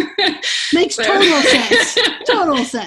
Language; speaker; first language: English; native; English